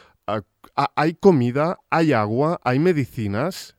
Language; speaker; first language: Spanish; non-native, local second language; Catalan